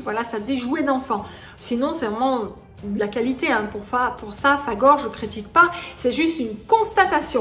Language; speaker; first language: French; native; French